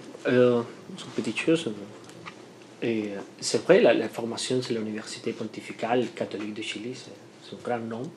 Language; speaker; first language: French; non-native, fluent; Spanish